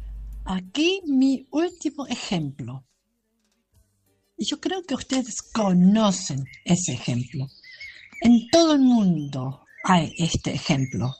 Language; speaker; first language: Spanish; non-native, fluent; German